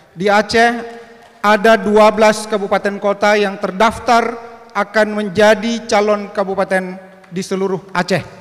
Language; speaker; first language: Indonesian; non-native, local second language; Achinese